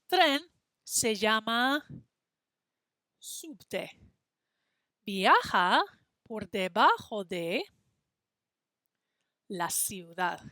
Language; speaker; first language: Spanish; non-native, fluent; English